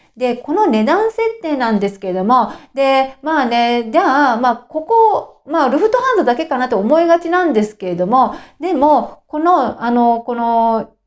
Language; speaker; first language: Japanese; native; Japanese